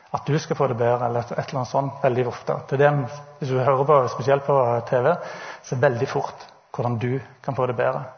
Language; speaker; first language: Norwegian; native; Norwegian